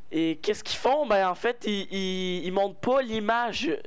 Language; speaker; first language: French; native; French